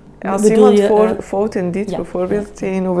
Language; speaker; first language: Dutch; non-native, fluent; Persian